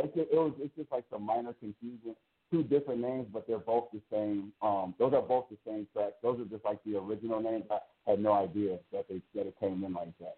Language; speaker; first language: English; native; English